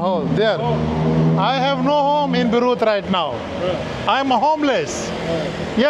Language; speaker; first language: English; non-native, learner; Urdu